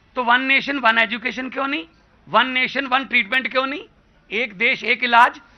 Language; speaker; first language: Hindi; non-native, local second language; Punjabi